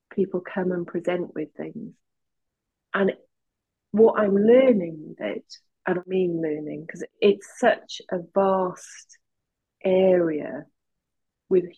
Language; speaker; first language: English; native; English